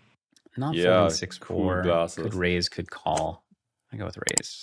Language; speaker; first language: English; native; English